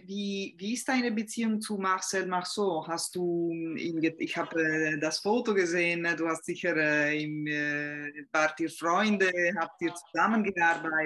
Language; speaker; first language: German; non-native, fluent; Italian